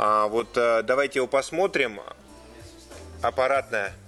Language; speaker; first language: Russian; native; Russian